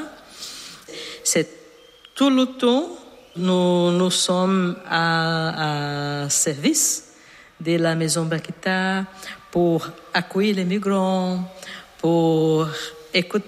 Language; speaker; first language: French; non-native, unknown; Portuguese